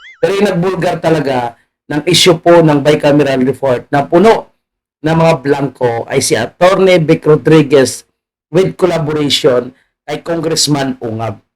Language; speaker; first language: Filipino; native; Filipino